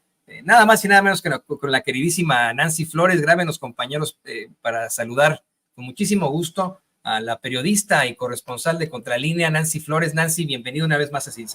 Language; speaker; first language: Spanish; native; Spanish